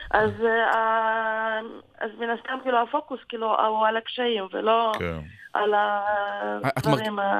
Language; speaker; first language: Hebrew; non-native, fluent; Ukrainian